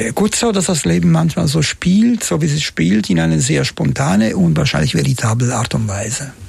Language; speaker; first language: German; non-native, fluent; Italian